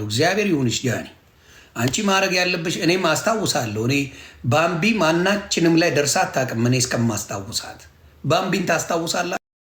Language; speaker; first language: Amharic; native; Amharic